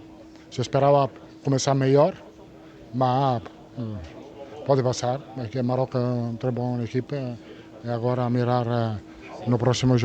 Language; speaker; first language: Portuguese; non-native, fluent; Italian